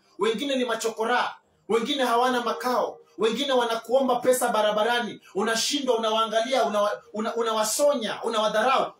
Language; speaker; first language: Swahili; native; Swahili